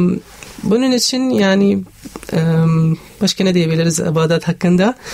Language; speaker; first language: Turkish; non-native, learner; Arabic